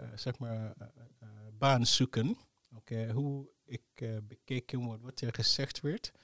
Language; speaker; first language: Dutch; non-native, fluent; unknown